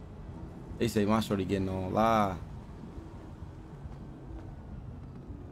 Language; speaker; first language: English; native; English